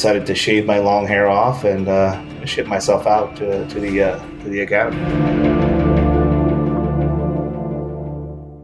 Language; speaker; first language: English; non-native, fluent; Spanish